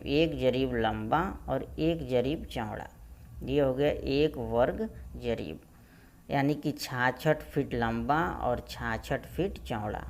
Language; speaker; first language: Hindi; native; Hindi